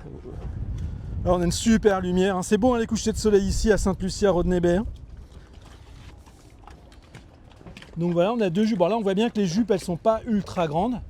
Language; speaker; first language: French; native; French